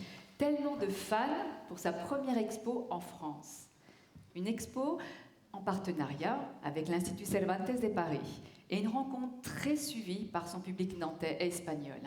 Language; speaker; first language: French; native; French